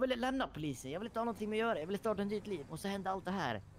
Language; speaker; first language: Swedish; native; Swedish